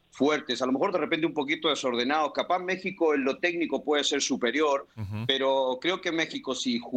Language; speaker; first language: Spanish; native; Spanish